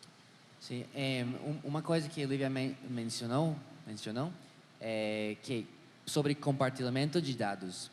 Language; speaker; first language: Portuguese; non-native, learner; English